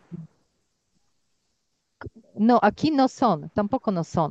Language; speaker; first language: Spanish; non-native, learner; Polish